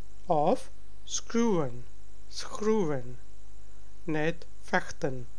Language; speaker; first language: Dutch; non-native, learner; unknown